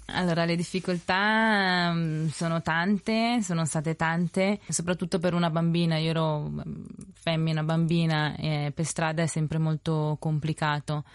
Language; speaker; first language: Italian; early bilingual, other home language; Spanish